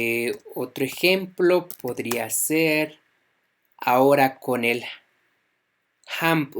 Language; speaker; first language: Spanish; non-native, local second language; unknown